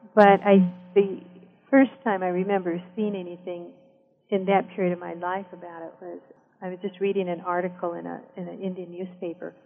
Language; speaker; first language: English; native; English